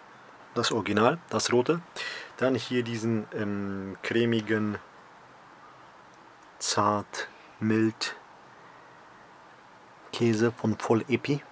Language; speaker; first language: German; early bilingual, other home language; Polish